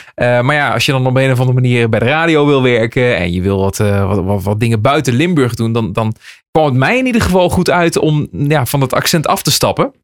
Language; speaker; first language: Dutch; native; Dutch